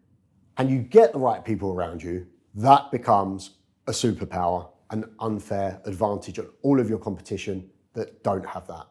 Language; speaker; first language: English; native; English